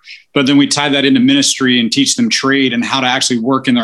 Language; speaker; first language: English; native; English